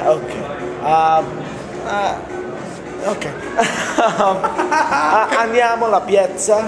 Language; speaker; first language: Italian; non-native, learner; English